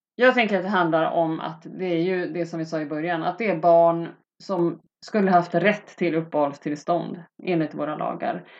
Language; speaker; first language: Swedish; native; Swedish